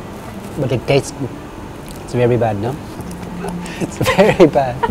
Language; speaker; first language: English; non-native, learner; French